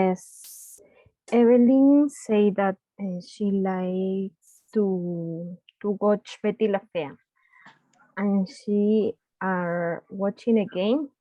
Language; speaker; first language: English; non-native, learner; Spanish